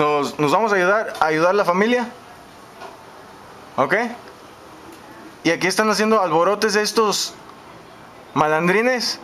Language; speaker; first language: Spanish; native; Spanish